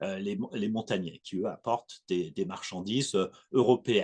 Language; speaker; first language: French; native; French